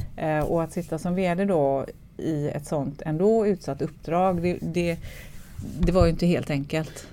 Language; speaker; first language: Swedish; native; Swedish